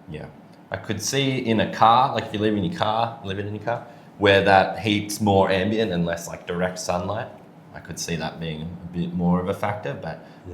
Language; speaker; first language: English; native; English